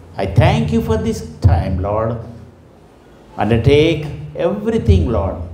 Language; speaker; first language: English; non-native, local second language; Telugu